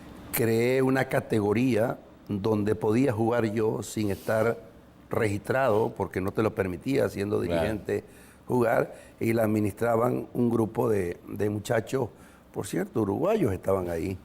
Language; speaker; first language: Spanish; native; Spanish